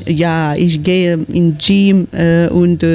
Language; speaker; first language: German; non-native, learner; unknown